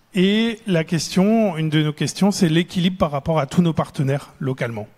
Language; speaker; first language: French; native; French